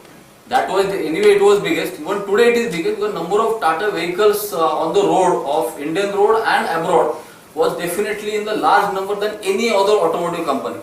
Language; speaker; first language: English; non-native, local second language; Marathi